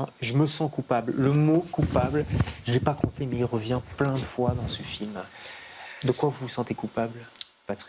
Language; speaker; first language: French; native; French